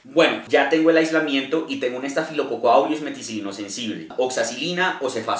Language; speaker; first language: Spanish; native; Spanish